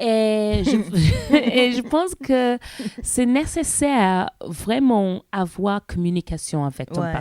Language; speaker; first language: French; non-native, learner; English